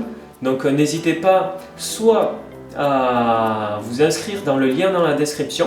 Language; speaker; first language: French; native; French